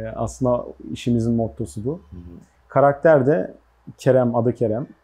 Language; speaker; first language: Turkish; early bilingual, heritage; Turkish